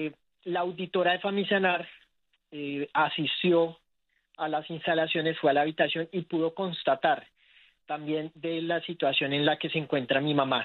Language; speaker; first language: Spanish; native; Spanish